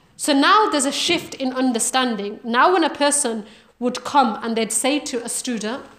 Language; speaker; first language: English; native; English